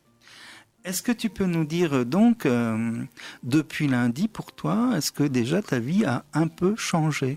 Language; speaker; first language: French; native; French